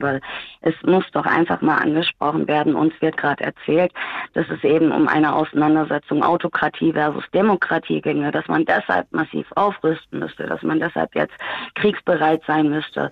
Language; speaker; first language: German; early bilingual, other home language; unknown